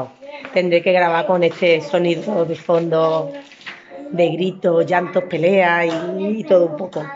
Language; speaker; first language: Spanish; native; Spanish